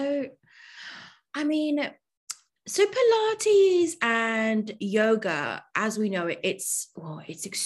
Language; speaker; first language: English; native; English